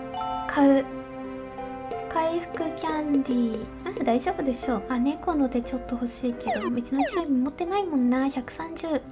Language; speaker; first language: Japanese; native; Japanese